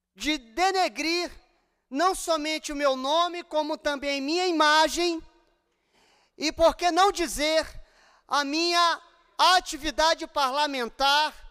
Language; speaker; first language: Portuguese; native; Portuguese